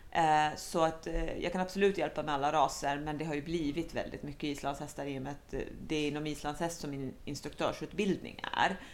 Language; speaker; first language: Swedish; native; Swedish